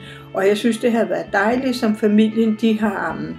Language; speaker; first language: Danish; native; Danish